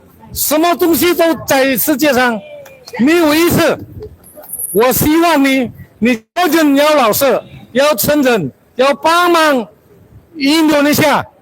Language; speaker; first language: Chinese; early bilingual, heritage; Chinese